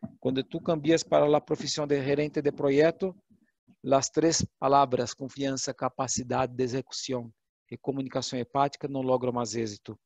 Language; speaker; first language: Portuguese; non-native, learner; Spanish